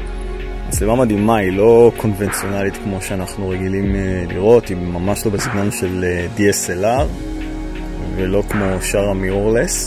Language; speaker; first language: Hebrew; native; Hebrew